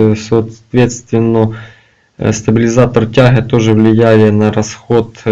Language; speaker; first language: Russian; non-native, local second language; Ukrainian